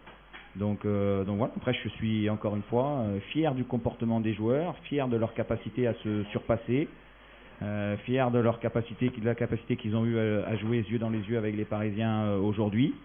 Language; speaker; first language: French; native; French